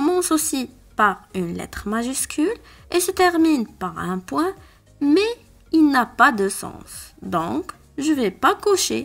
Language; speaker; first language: French; non-native, local second language; Arabic